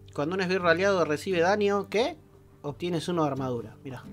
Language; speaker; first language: Spanish; native; Spanish